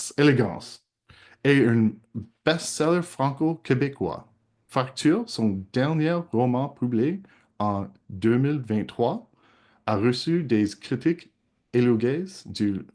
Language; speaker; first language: French; non-native, local second language; English